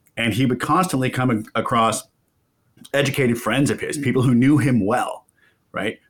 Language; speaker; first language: English; native; English